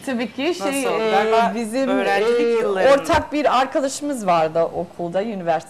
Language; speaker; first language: Turkish; non-native, fluent; Spanish